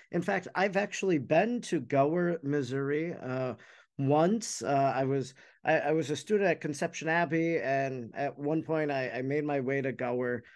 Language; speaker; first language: English; native; English